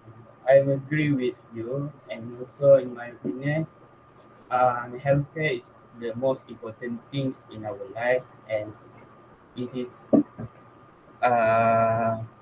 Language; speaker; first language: English; non-native, local second language; Malay